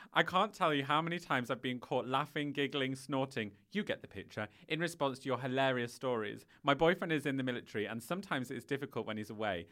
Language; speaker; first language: English; native; English